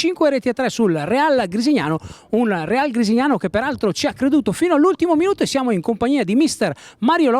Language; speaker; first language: Italian; native; Italian